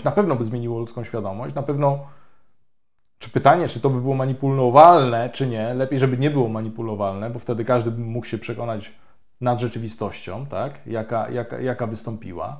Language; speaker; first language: Polish; native; Polish